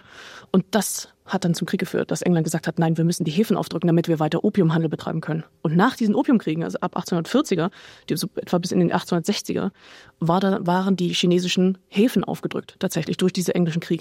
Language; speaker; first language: German; native; German